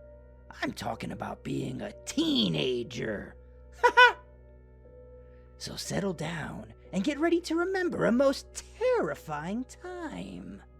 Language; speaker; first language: English; native; English